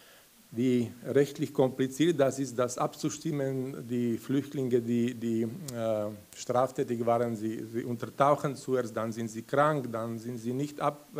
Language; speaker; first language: German; non-native, fluent; Slovak